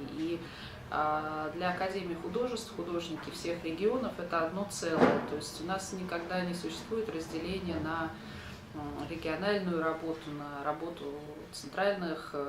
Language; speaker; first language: Russian; native; Russian